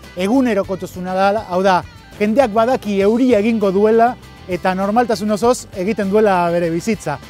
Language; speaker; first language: Basque; non-native, fluent; Spanish